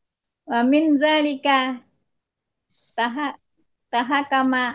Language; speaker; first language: Arabic; non-native, learner; Indonesian